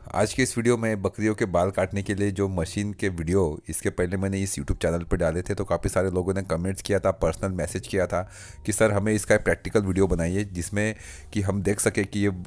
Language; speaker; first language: Hindi; non-native, local second language; Marathi